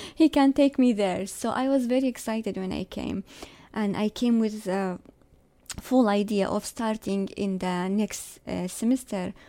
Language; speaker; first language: English; non-native, fluent; Arabic